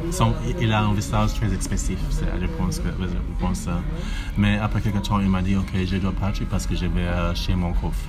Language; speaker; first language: French; non-native, learner; English